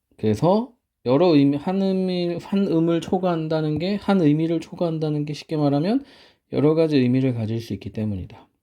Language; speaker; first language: Korean; native; Korean